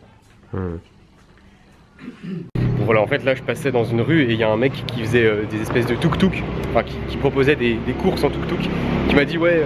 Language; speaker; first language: French; native; French